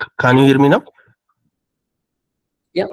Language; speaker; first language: English; non-native, learner; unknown